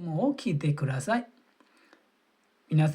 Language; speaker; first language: Japanese; non-native, fluent; Burmese